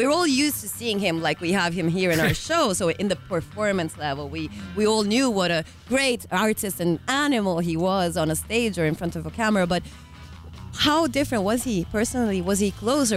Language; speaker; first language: English; non-native, fluent; Italian